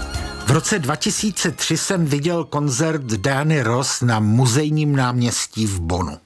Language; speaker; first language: Czech; native; Czech